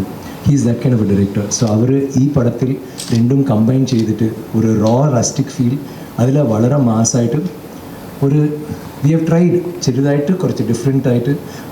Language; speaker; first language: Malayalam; non-native, learner; Tamil